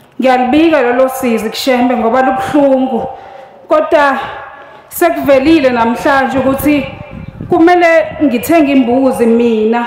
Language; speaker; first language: Zulu; native; Zulu